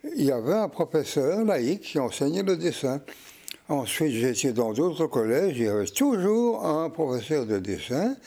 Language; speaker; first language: French; native; French